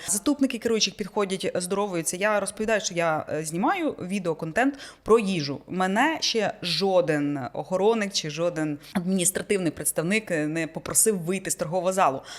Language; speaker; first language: Ukrainian; non-native, local second language; Russian